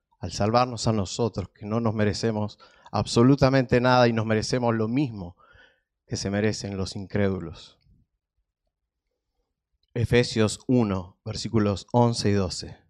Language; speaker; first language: Spanish; native; Spanish